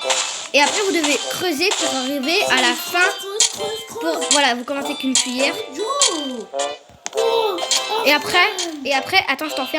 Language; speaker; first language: French; native; French